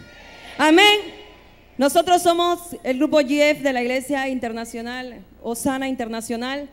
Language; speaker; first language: Spanish; native; Spanish